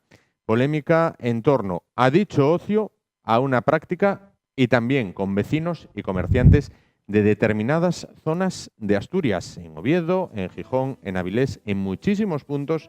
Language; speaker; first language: Spanish; native; Spanish